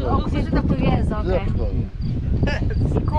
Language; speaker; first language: Portuguese; non-native, learner; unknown